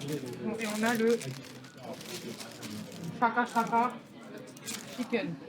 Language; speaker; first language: French; native; French